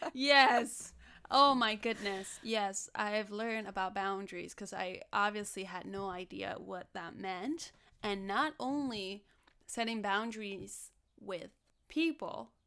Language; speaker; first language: English; early bilingual, other home language; Spanish